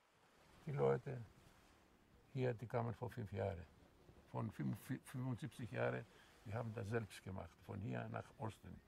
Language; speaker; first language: German; non-native, fluent; Greek